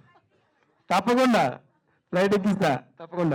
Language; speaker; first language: Telugu; native; Telugu